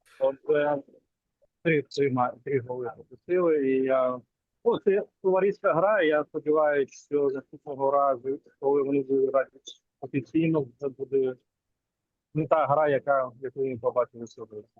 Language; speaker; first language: Ukrainian; non-native, local second language; Russian